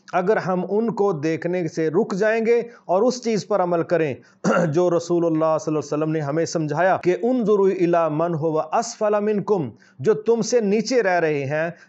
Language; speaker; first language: Urdu; native; Urdu